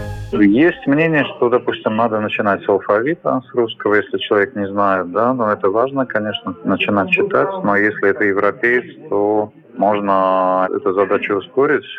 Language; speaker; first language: Russian; native; Russian